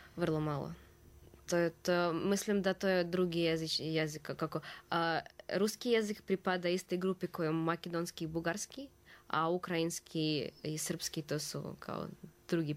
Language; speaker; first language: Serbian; non-native, fluent; Russian